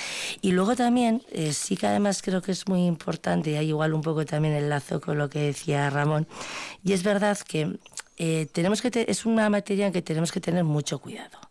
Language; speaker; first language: Spanish; native; Spanish